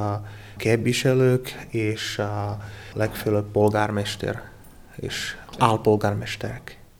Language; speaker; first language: Hungarian; non-native, learner; Slovak